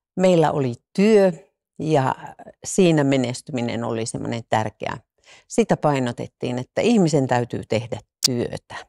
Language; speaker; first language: Finnish; native; Finnish